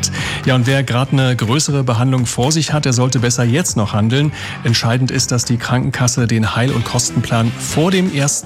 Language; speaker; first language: German; native; German